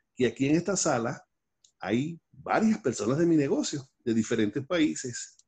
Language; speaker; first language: Spanish; native; Spanish